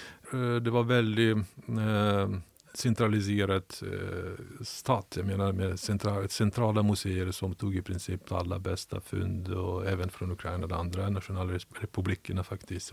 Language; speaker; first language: Swedish; non-native, fluent; Ukrainian